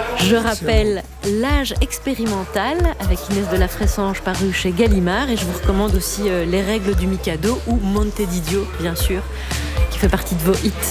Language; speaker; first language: French; native; French